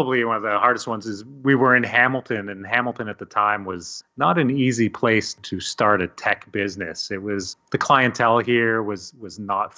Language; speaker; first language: English; native; English